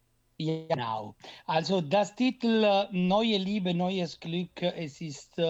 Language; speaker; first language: German; non-native, fluent; Italian